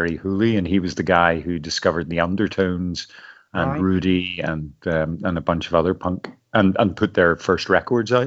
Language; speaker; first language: English; native; English